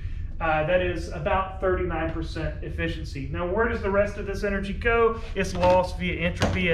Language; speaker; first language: English; native; English